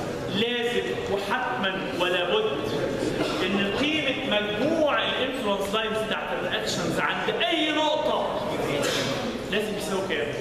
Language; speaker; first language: Arabic; native; Arabic